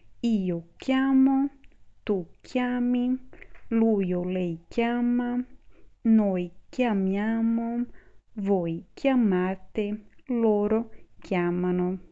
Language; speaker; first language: Italian; non-native, fluent; Portuguese